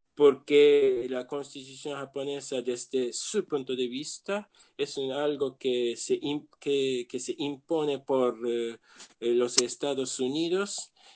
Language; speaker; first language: Spanish; non-native, learner; Japanese